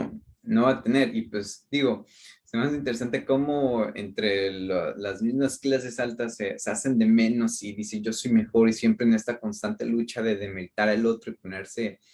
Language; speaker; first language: Spanish; native; Spanish